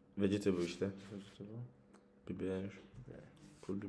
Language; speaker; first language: Turkish; non-native, learner; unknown